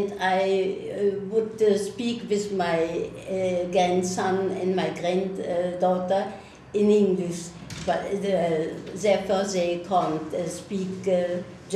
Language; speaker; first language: English; non-native, learner; German